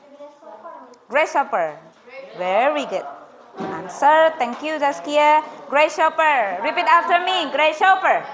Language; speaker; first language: English; non-native, fluent; Indonesian